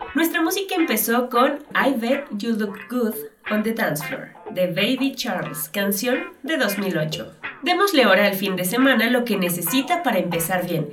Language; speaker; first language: Spanish; native; Spanish